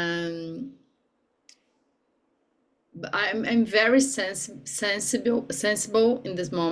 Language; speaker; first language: English; non-native, learner; Portuguese